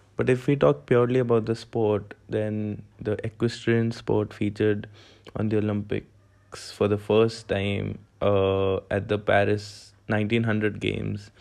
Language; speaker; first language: English; non-native, local second language; Hindi